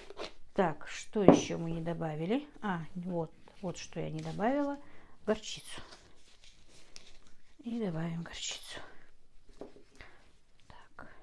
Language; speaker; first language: Russian; non-native, local second language; Chechen